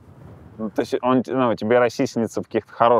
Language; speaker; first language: Russian; native; Russian